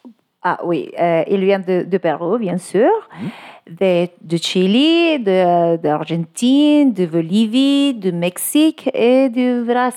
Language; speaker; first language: French; non-native, learner; Spanish